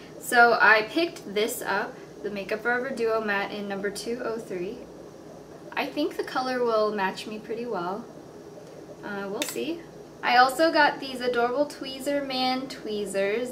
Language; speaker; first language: English; native; English